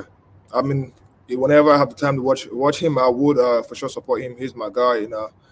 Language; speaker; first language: English; non-native, local second language; Igbo